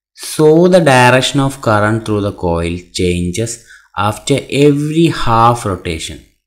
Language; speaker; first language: English; non-native, local second language; Malayalam